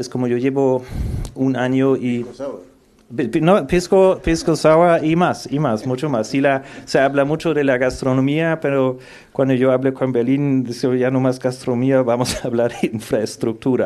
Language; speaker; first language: Spanish; non-native, fluent; German